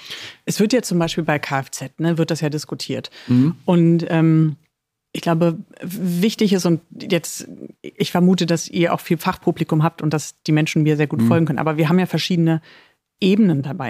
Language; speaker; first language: German; native; German